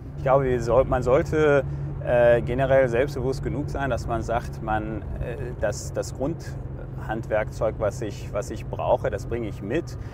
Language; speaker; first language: German; native; German